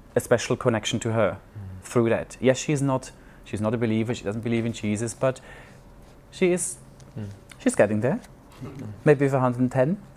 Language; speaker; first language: English; non-native, fluent; Swiss German